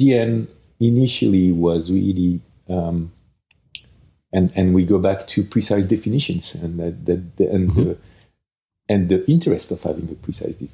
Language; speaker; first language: English; non-native, fluent; French